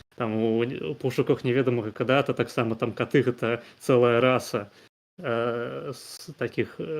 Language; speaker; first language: Belarusian; native; Belarusian